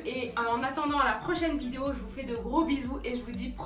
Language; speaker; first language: French; native; French